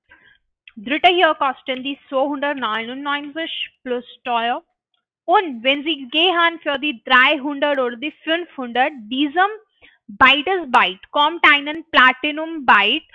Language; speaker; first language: German; non-native, learner; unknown